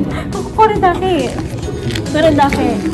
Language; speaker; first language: Japanese; non-native, learner; Filipino